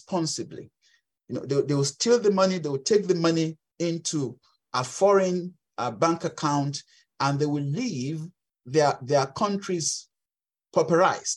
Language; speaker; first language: English; non-native, local second language; Yoruba